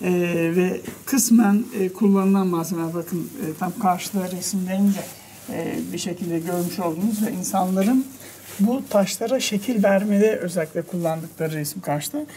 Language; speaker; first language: Turkish; native; Turkish